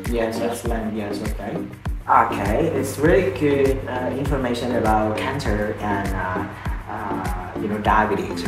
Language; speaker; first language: English; non-native, fluent; Vietnamese